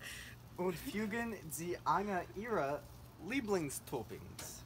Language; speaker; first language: German; non-native, learner; English